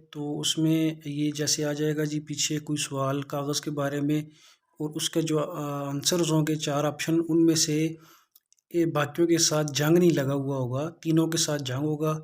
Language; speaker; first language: Urdu; non-native, local second language; Punjabi